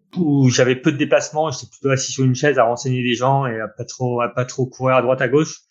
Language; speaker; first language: French; native; French